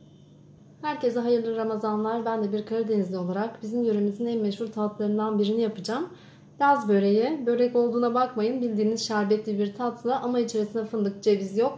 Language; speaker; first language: Turkish; native; Turkish